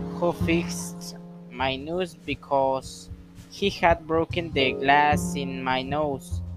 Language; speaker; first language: English; non-native, learner; Spanish